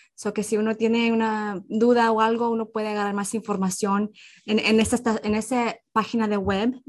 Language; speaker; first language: Spanish; early bilingual, heritage; Spanish